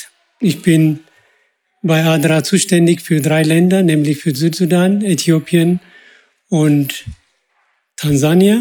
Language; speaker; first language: German; non-native, fluent; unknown